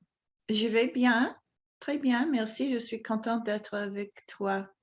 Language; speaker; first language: French; non-native, fluent; English